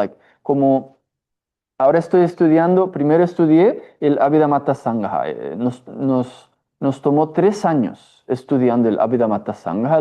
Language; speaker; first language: Spanish; non-native, fluent; Portuguese